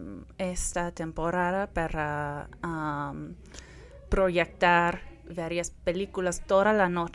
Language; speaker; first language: Spanish; non-native, fluent; English